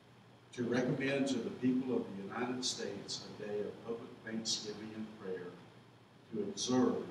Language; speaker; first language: English; native; English